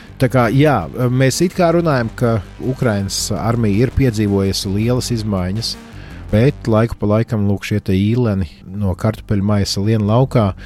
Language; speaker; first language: Latvian; native; Latvian